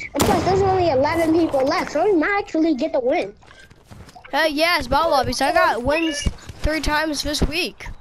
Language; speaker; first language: English; native; English